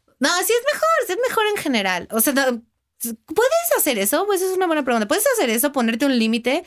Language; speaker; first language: Spanish; native; Spanish